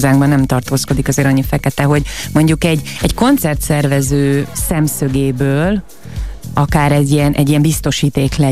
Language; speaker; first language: Hungarian; native; Hungarian